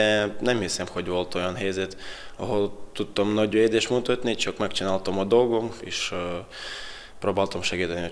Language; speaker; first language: Hungarian; non-native, fluent; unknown